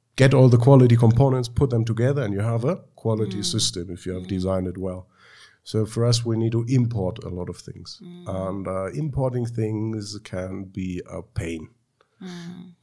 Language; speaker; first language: English; non-native, fluent; German